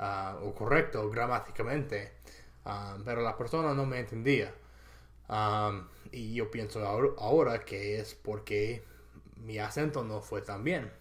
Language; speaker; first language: Spanish; non-native, fluent; English